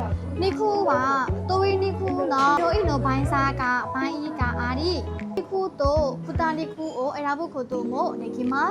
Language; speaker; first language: Japanese; non-native, learner; Burmese